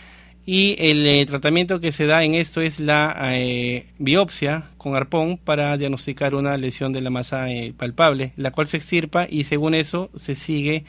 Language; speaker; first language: Spanish; native; Spanish